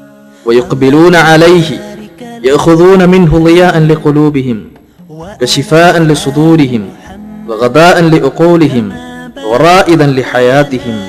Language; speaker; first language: Arabic; non-native, fluent; Malayalam